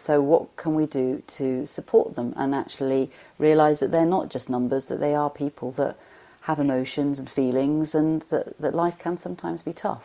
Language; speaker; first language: English; native; English